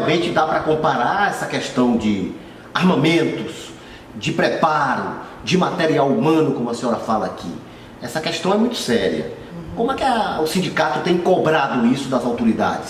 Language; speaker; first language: Portuguese; native; Portuguese